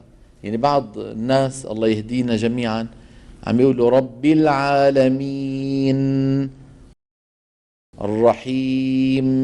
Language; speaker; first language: Arabic; native; Arabic